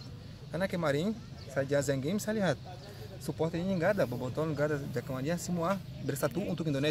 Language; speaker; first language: Indonesian; non-native, fluent; Portuguese